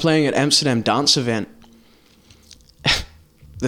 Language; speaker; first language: English; native; English